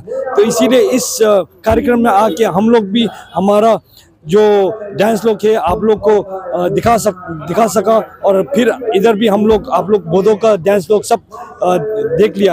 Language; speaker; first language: Hindi; non-native, fluent; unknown